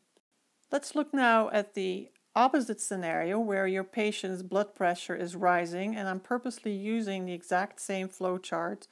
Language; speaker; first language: English; native; English